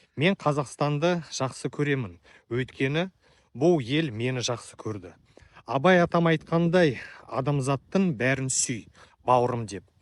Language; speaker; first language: Kazakh; non-native, local second language; Russian